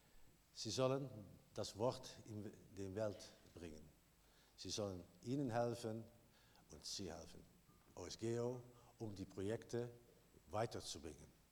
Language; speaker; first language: German; non-native, learner; Dutch